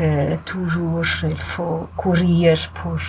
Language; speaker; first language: French; non-native, fluent; English